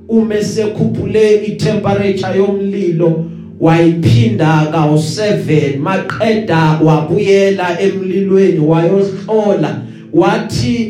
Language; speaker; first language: Zulu; native; Zulu